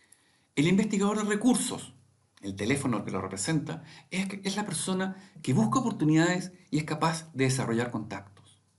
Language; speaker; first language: Spanish; native; Spanish